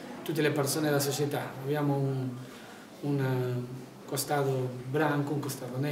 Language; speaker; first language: Italian; non-native, learner; Spanish